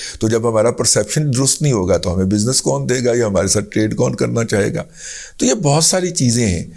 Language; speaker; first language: Urdu; native; Urdu